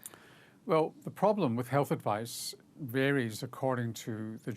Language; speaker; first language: English; native; English